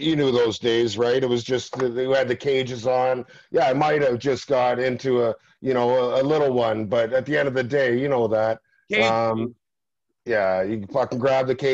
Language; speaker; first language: English; native; English